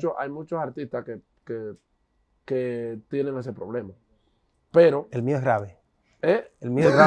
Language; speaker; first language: Spanish; native; Spanish